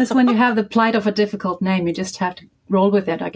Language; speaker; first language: English; non-native, fluent; Icelandic